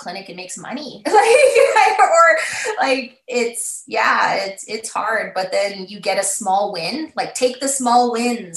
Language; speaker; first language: English; native; English